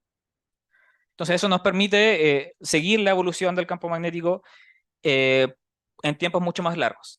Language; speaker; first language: Spanish; native; Spanish